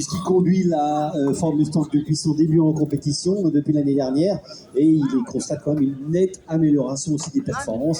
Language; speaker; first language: French; native; French